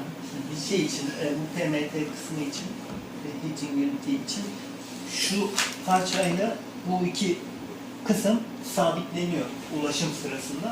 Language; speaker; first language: Turkish; native; Turkish